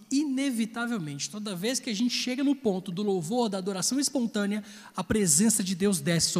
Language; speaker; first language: Portuguese; native; Portuguese